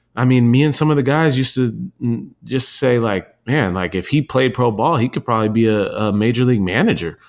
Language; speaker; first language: English; native; English